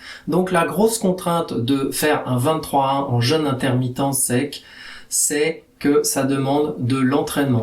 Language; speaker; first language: French; native; French